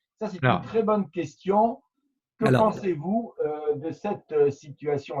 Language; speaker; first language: French; native; French